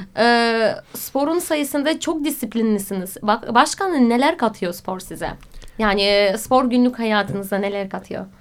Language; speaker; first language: Turkish; non-native, fluent; Russian